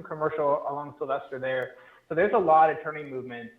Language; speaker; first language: English; native; English